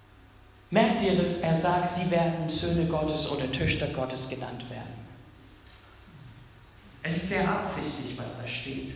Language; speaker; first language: German; non-native, fluent; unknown